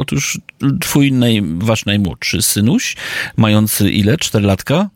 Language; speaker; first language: Polish; native; Polish